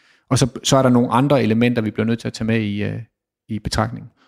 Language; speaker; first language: Danish; native; Danish